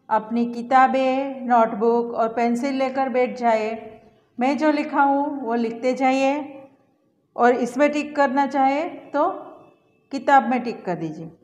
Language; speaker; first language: Hindi; non-native, local second language; Gujarati